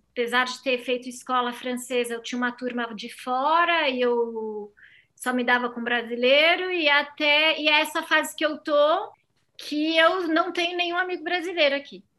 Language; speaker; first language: Portuguese; native; Portuguese